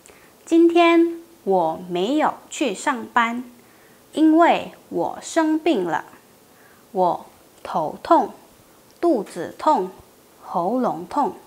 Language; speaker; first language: Chinese; non-native, fluent; Indonesian